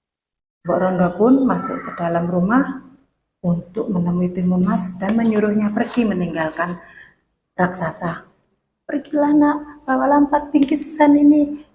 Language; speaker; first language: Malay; non-native, local second language; Javanese